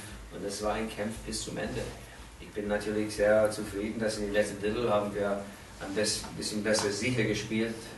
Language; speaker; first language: German; non-native, fluent; English